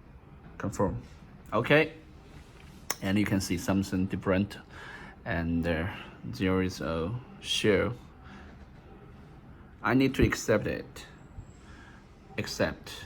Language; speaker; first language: English; non-native, learner; Chinese